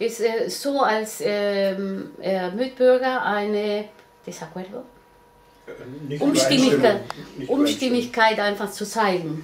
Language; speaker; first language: German; non-native, learner; Spanish